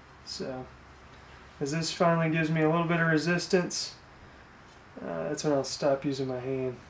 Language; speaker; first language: English; native; English